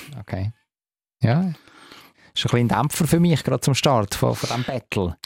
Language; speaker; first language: German; native; German